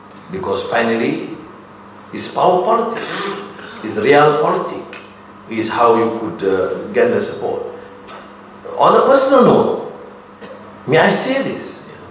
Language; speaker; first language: English; non-native, local second language; Malay